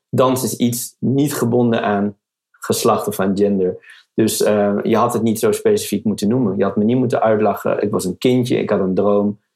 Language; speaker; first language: Dutch; native; Dutch